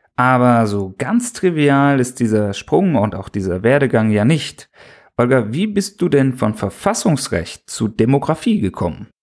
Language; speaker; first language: German; native; German